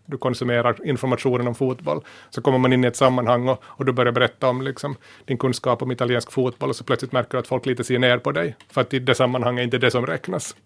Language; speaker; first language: Swedish; native; Swedish